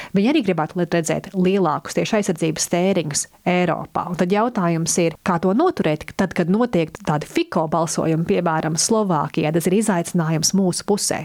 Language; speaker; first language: Latvian; early bilingual, heritage; Latvian